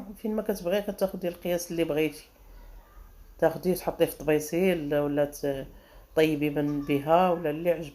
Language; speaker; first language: Arabic; native; Arabic